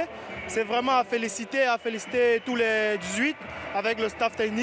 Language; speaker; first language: French; non-native, fluent; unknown